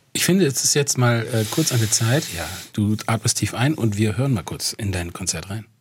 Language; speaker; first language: German; native; German